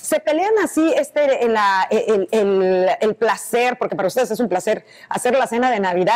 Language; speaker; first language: Spanish; native; Spanish